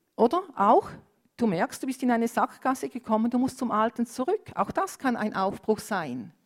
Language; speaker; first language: German; non-native, fluent; Romanian